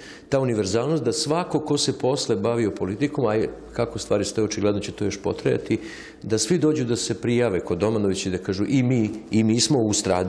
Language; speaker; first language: Serbian; native; Serbian